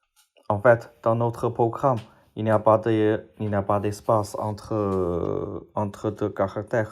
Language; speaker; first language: French; non-native, fluent; Chinese